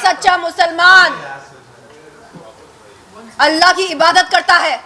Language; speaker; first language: Hindi; native; Hindi